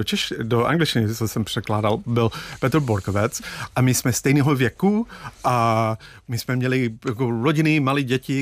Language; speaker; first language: Czech; non-native, fluent; English